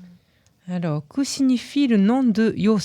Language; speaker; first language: French; non-native, fluent; Japanese